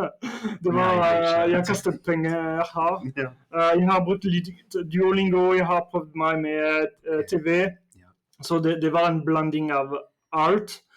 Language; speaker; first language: Norwegian; non-native, fluent; French